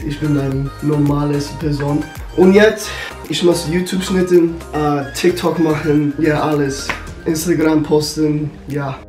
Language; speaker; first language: German; non-native, learner; English